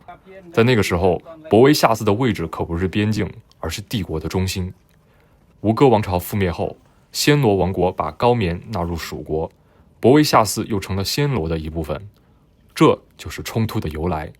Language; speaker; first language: Chinese; native; Chinese